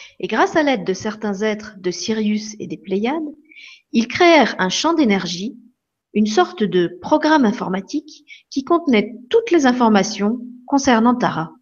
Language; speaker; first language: French; native; French